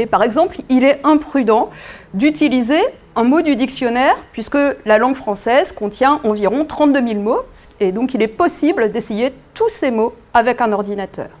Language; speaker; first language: French; native; French